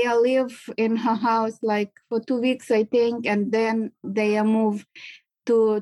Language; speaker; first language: English; non-native, learner; Ukrainian